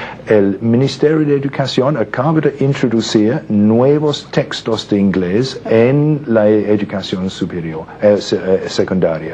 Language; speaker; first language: Spanish; non-native, fluent; English